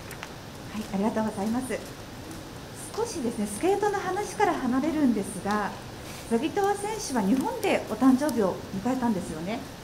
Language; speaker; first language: Japanese; native; Japanese